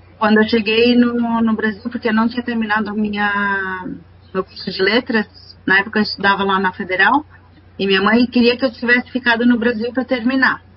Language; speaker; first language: Portuguese; non-native, fluent; Spanish